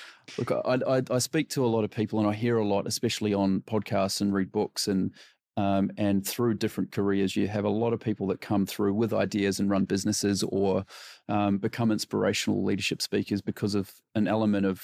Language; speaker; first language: English; native; English